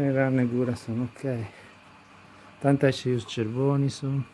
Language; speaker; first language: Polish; non-native, learner; Italian